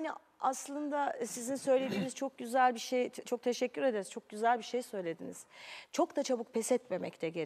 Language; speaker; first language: Turkish; native; Turkish